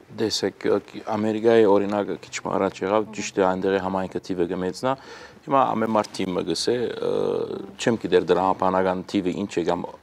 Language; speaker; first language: Armenian; early bilingual, heritage; Armenian